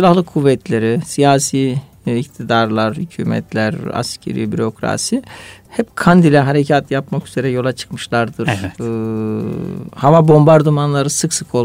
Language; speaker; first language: Turkish; native; Turkish